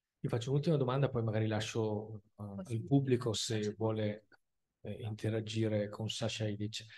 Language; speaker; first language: Italian; native; Italian